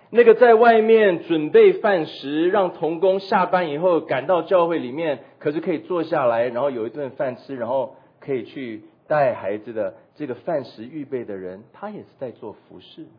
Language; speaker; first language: Chinese; native; Chinese